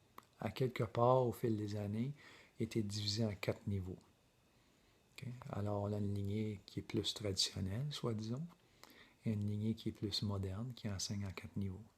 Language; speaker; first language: French; native; French